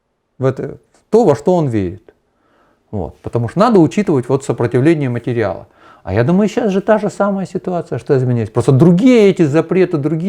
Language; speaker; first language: Russian; native; Russian